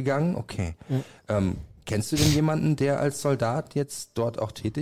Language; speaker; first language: German; native; German